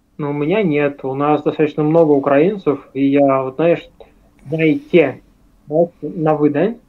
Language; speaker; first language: Russian; native; Russian